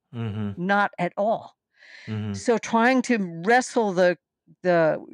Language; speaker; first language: English; native; English